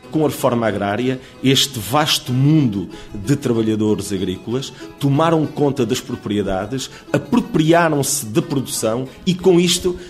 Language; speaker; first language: Portuguese; native; Portuguese